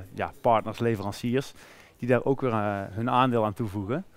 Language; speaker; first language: Dutch; native; Dutch